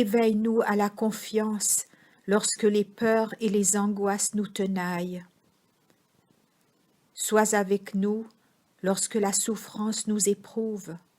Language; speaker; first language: French; native; French